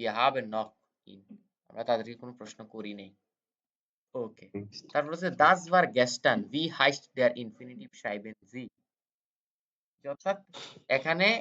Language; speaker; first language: Bangla; native; Bangla